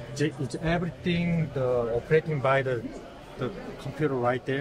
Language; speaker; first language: English; non-native, learner; Korean